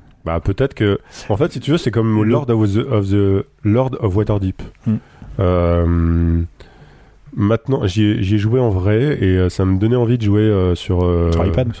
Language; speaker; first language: French; native; French